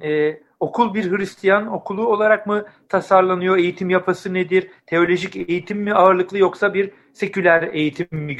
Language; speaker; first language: Turkish; native; Turkish